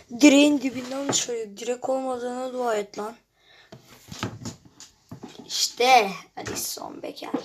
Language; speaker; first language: Turkish; native; Turkish